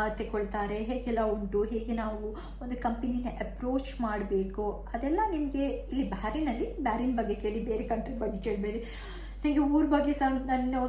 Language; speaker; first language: Kannada; non-native, local second language; Tulu